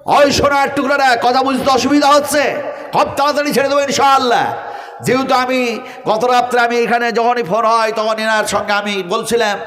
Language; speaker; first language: Bangla; non-native, local second language; Urdu